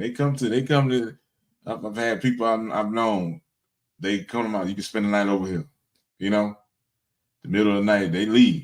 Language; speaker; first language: English; native; English